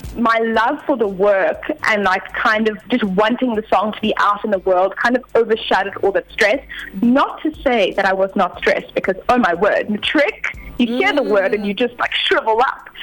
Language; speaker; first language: English; native; English